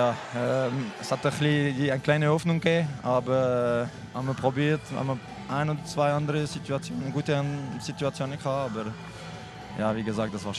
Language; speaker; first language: German; non-native, local second language; French